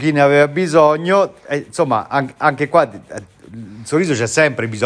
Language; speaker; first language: Italian; native; Italian